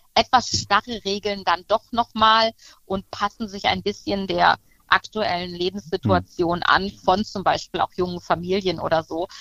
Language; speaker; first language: German; native; German